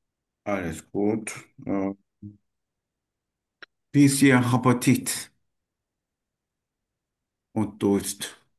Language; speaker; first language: German; non-native, learner; Turkish